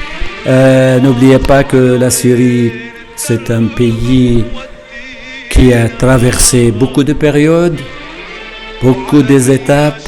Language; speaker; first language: French; non-native, fluent; Arabic